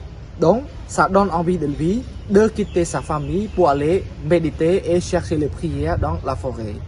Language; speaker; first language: French; non-native, fluent; Khmer